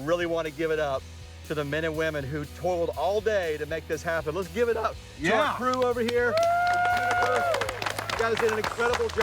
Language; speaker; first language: English; native; English